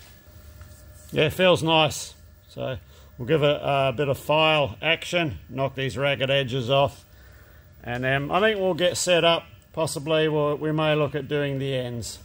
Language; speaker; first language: English; native; English